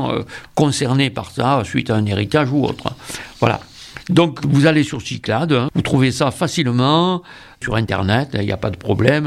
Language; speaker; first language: French; native; French